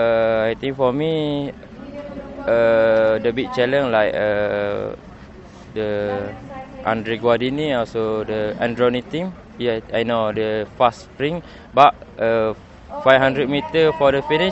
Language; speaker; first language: English; non-native, learner; Malay